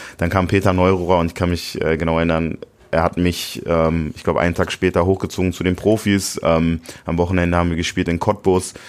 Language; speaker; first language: German; native; German